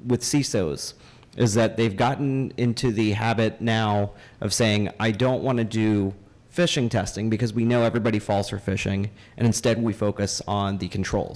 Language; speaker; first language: English; native; English